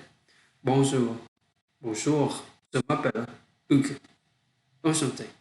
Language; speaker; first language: French; non-native, learner; Vietnamese